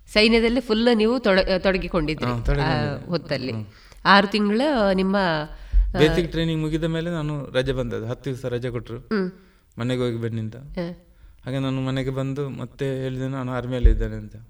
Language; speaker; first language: Kannada; native; Kannada